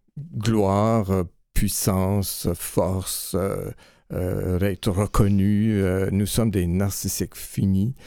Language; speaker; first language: French; native; French